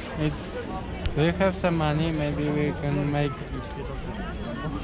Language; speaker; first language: English; non-native, learner; Polish